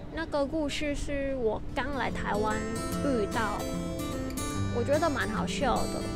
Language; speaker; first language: Chinese; non-native, fluent; Vietnamese